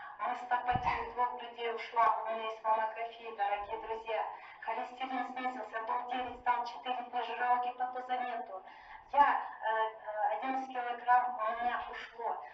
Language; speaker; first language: Russian; native; Russian